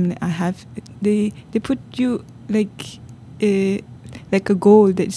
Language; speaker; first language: English; non-native, local second language; Tibetan